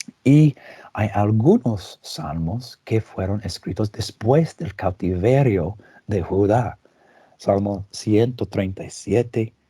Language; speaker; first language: Spanish; non-native, fluent; English